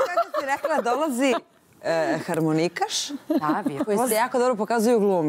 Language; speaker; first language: Serbian; native; Serbian